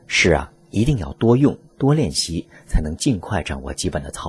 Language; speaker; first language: Chinese; native; Chinese